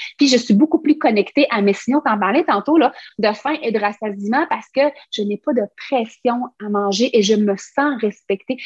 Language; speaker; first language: French; native; French